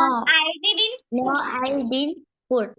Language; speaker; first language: English; non-native, learner; Malayalam